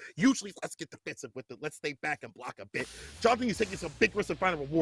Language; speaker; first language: English; native; English